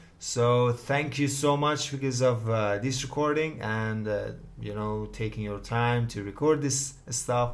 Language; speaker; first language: English; non-native, fluent; Persian